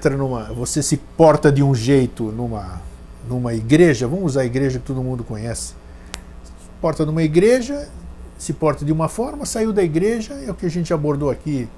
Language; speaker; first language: Portuguese; native; Portuguese